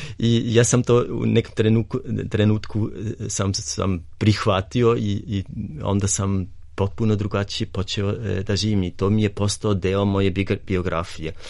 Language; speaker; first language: Serbian; non-native, fluent; German